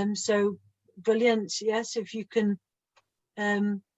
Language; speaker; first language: English; non-native, local second language; Welsh